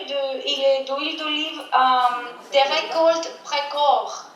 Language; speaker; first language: French; non-native, fluent; Greek